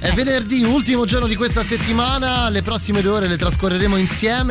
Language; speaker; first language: Italian; native; Italian